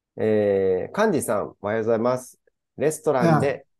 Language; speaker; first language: Japanese; native; Japanese